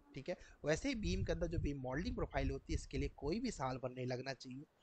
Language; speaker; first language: Hindi; native; Hindi